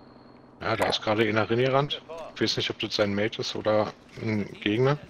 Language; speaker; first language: German; native; German